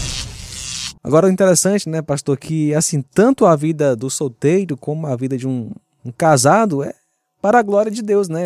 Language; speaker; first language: Portuguese; native; Portuguese